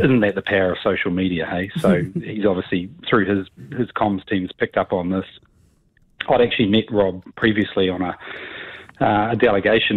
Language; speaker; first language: English; native; English